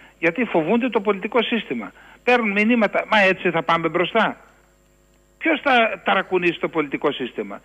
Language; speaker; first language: Greek; native; Greek